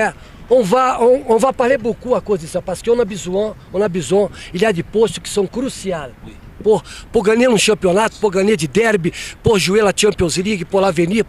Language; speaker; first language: French; non-native, fluent; Portuguese